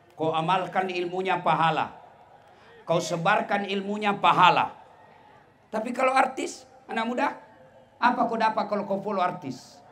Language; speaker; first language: Indonesian; non-native, local second language; Buginese